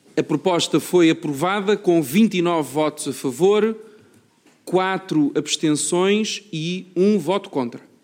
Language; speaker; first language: Portuguese; native; Portuguese